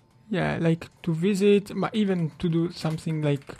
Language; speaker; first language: English; non-native, learner; Italian